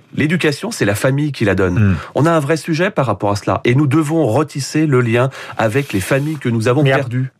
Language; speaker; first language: French; native; French